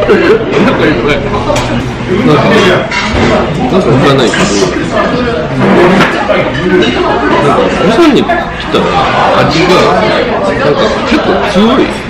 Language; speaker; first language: Japanese; non-native, fluent; Korean